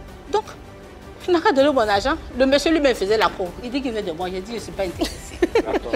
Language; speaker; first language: French; non-native, local second language; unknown